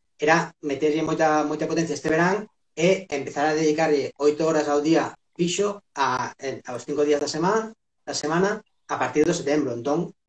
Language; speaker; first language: Galician; non-native, local second language; Spanish